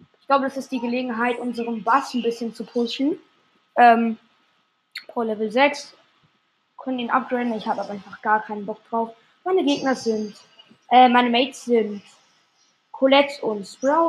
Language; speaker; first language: German; native; German